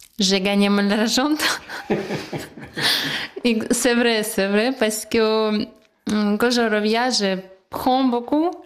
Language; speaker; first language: French; non-native, learner; Ukrainian